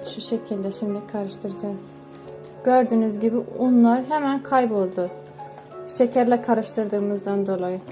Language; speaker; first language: Turkish; non-native, fluent; Russian